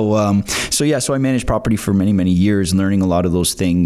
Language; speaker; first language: English; native; English